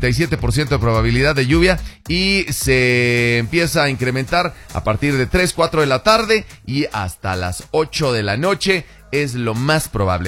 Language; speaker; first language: Spanish; native; Spanish